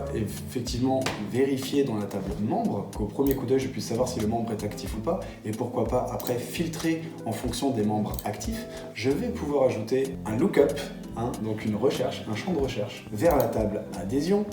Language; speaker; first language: French; native; French